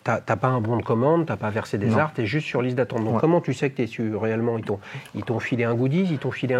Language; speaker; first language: French; native; French